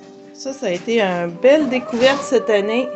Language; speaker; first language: French; native; French